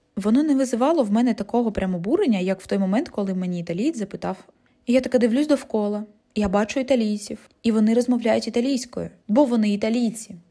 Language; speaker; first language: Ukrainian; non-native, local second language; Russian